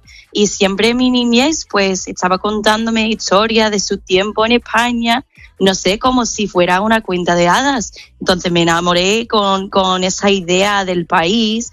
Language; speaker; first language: Spanish; non-native, fluent; English